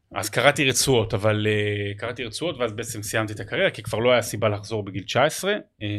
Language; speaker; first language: Hebrew; native; Hebrew